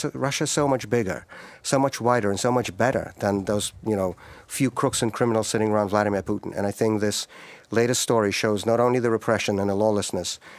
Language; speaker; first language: English; non-native, fluent; Russian